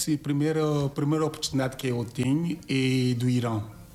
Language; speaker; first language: Portuguese; non-native, learner; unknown